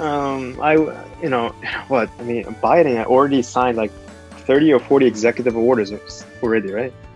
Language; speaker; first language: English; non-native, fluent; Japanese